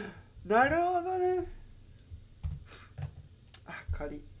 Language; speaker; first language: Japanese; non-native, learner; English